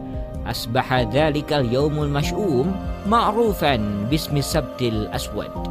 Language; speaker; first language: Arabic; non-native, fluent; Indonesian